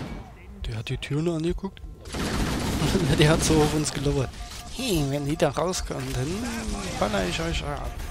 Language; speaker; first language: German; native; German